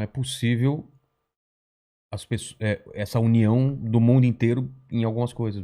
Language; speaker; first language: Portuguese; native; Portuguese